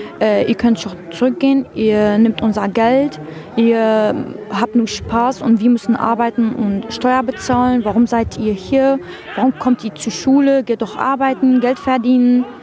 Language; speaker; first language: German; non-native, fluent; Arabic